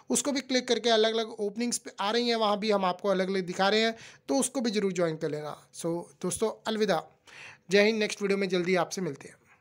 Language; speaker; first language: Hindi; native; Hindi